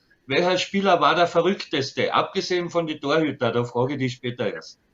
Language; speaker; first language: German; native; German